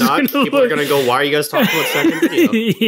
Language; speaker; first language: English; native; English